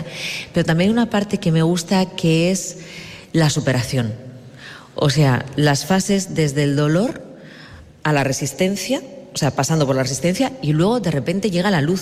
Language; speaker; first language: Spanish; native; Spanish